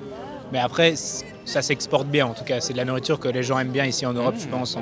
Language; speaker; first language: French; native; French